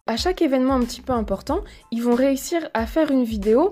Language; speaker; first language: French; native; French